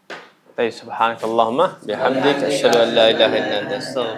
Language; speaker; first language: Arabic; non-native, fluent; Indonesian